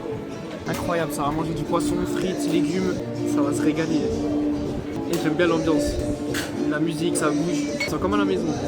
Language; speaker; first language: French; native; French